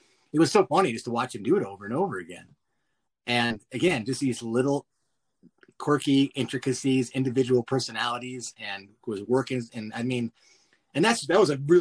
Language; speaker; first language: English; native; English